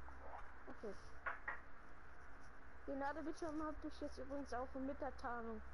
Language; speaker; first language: German; native; German